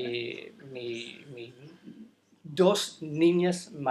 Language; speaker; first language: Spanish; non-native, learner; English